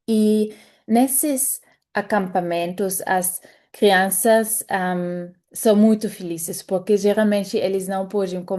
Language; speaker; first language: Portuguese; non-native, fluent; German